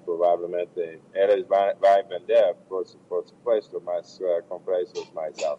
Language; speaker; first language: Portuguese; non-native, learner; English